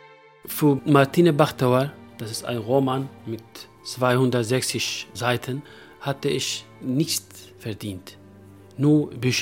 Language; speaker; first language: German; non-native, local second language; Kurdish